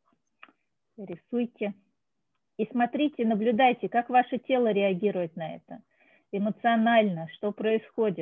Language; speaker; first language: Russian; native; Russian